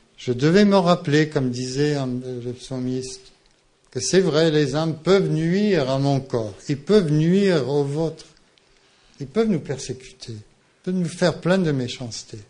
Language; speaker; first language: French; non-native, fluent; English